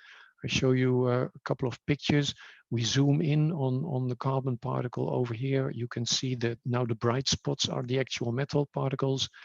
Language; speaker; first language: English; non-native, fluent; Dutch